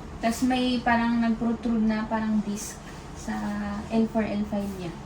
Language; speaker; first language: Filipino; non-native, local second language; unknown